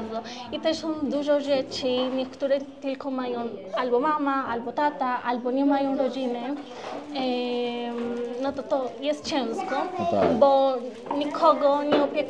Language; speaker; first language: Polish; non-native, learner; Spanish